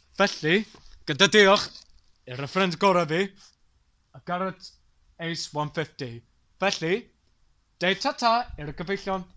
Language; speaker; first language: Welsh; non-native, local second language; English